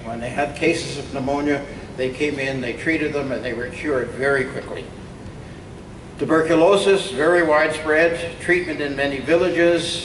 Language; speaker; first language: English; native; English